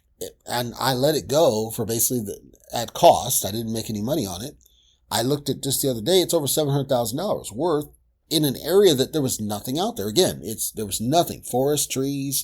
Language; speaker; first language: English; native; English